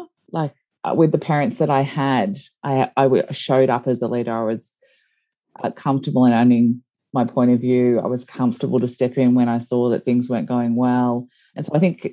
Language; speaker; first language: English; native; English